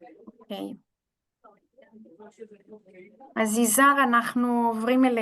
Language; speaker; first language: Hebrew; non-native, fluent; Italian